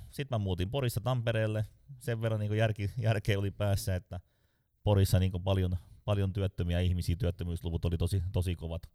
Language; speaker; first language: Finnish; native; Finnish